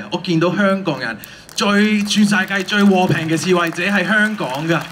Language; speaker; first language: Cantonese; non-native, fluent; Spanish